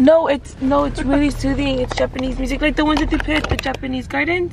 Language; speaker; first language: English; early bilingual, other home language; Spanish